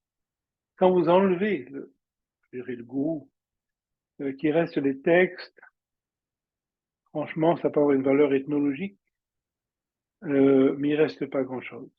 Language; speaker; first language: French; native; French